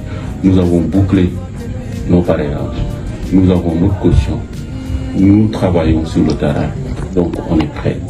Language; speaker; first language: French; non-native, local second language; Wolof